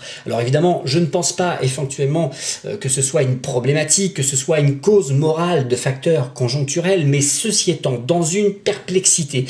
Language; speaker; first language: French; native; French